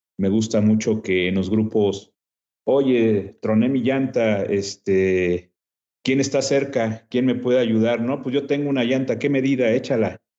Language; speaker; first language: Spanish; native; Spanish